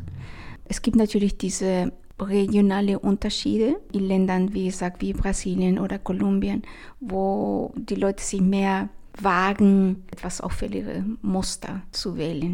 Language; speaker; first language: German; non-native, fluent; Spanish